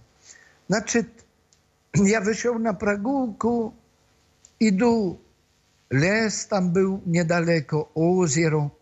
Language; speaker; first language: Russian; non-native, fluent; Polish